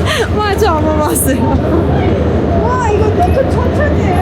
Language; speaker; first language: Korean; non-native, learner; Persian